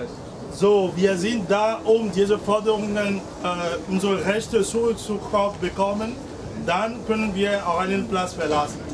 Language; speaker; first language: German; non-native, learner; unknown